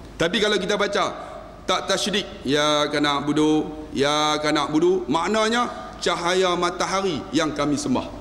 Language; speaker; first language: Malay; native; Malay